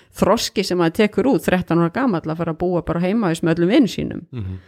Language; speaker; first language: Icelandic; native; Icelandic